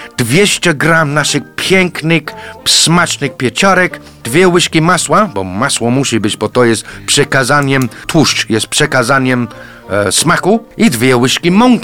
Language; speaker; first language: Polish; non-native, fluent; English